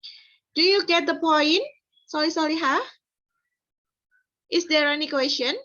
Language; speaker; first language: English; non-native, fluent; Indonesian